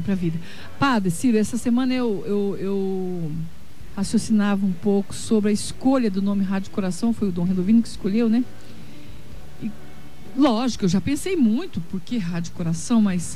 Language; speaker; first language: Portuguese; native; Portuguese